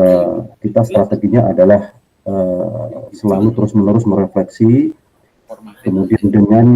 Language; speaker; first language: Indonesian; native; Indonesian